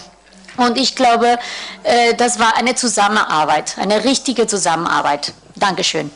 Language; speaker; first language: German; non-native, fluent; Spanish